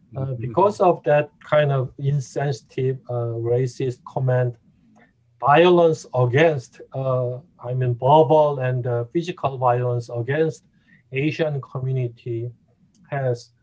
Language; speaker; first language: English; non-native, fluent; Korean